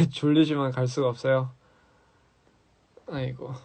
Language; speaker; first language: Korean; early bilingual, heritage; English